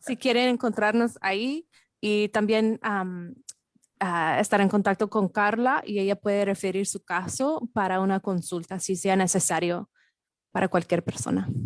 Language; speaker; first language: Spanish; non-native, fluent; English